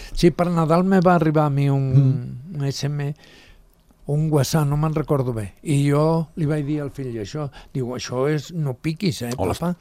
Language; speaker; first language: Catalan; non-native, local second language; Spanish